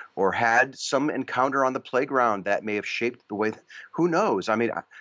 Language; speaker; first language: English; native; English